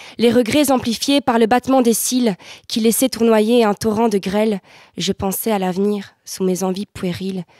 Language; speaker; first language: French; native; French